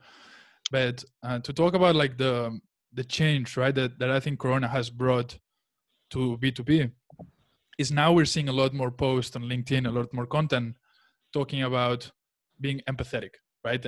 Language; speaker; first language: English; non-native, fluent; Spanish